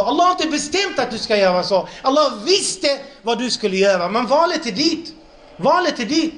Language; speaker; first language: Swedish; non-native, local second language; Arabic